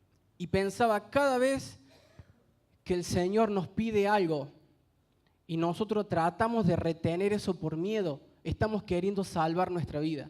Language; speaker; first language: Spanish; native; Spanish